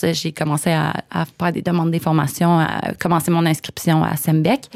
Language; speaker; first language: French; native; French